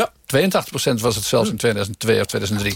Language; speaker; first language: Dutch; native; Dutch